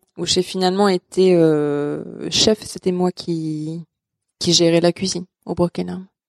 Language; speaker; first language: French; non-native, fluent; Swedish